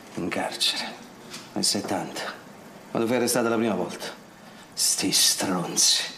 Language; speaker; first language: Italian; native; Italian